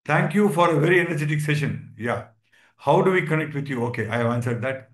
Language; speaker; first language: English; non-native, local second language; Tamil